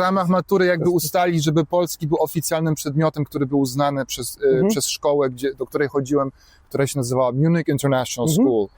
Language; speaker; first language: Polish; early bilingual, heritage; German